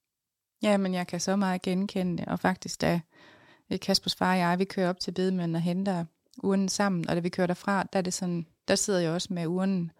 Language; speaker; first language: Danish; native; Danish